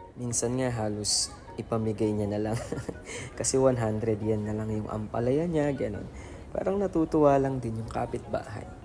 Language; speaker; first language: Filipino; non-native, local second language; Iloko